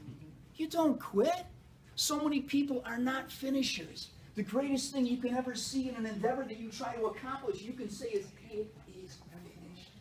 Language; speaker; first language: English; native; English